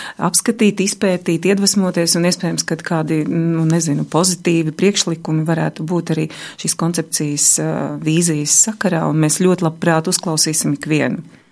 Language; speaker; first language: Latvian; native; Latvian